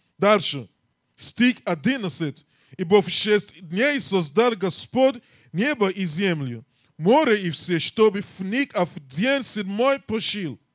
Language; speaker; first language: Russian; non-native, learner; English